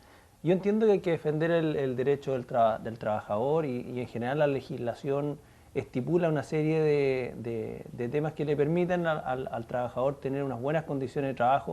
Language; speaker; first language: Spanish; native; Spanish